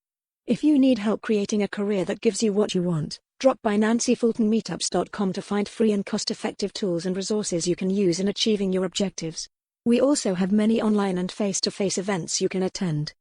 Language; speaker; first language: English; native; English